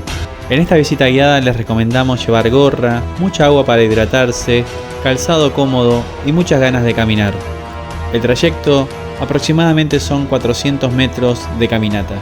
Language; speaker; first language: Spanish; native; Spanish